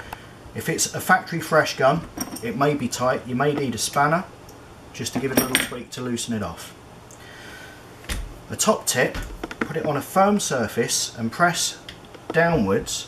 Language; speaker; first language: English; native; English